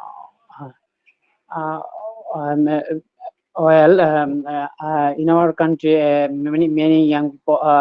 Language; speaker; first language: English; non-native, learner; Bangla